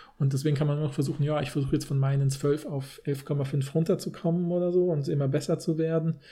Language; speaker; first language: German; native; German